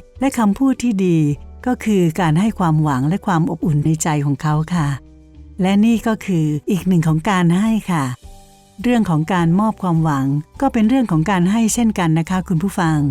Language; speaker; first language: Thai; native; Thai